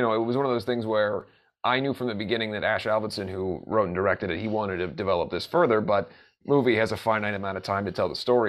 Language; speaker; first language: English; native; English